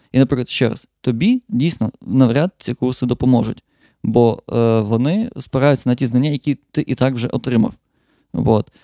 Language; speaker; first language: Ukrainian; non-native, local second language; Russian